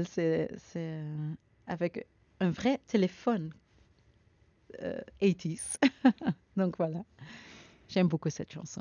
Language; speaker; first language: French; non-native, learner; Dutch